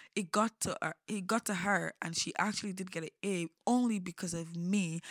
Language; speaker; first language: English; non-native, local second language; Yoruba